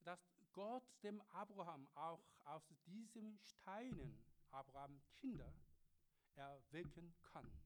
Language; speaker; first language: German; non-native, learner; Korean